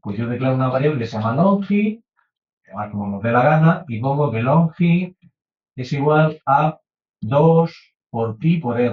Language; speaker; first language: Spanish; native; Spanish